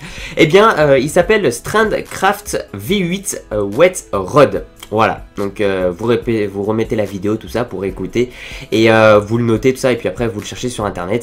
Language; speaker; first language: French; native; French